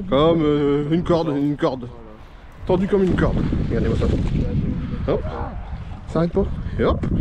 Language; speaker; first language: French; native; French